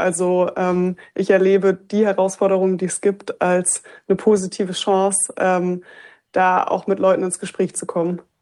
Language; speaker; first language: German; native; German